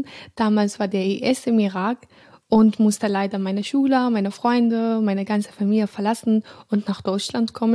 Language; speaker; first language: German; non-native, fluent; Arabic